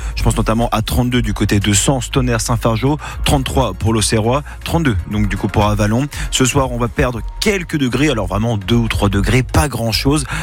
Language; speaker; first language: French; native; French